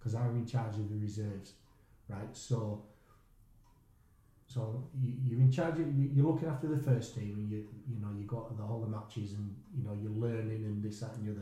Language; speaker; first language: English; native; English